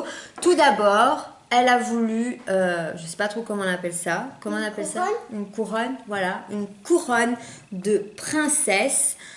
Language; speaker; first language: French; native; French